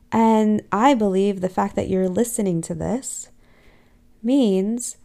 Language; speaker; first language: English; native; English